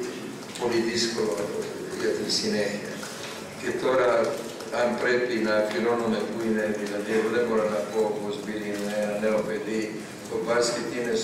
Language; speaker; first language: Greek; non-native, fluent; Serbian